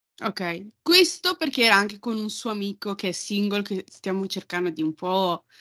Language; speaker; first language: Italian; early bilingual, other home language; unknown